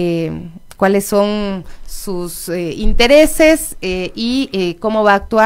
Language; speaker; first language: Spanish; native; Spanish